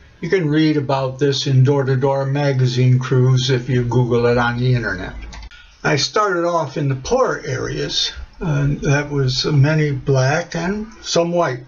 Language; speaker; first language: English; native; English